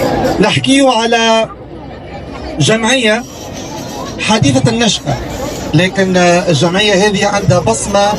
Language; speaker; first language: Arabic; native; Arabic